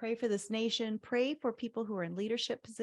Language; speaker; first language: English; native; English